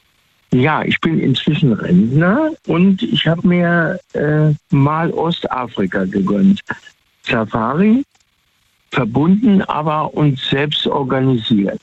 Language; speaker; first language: German; native; German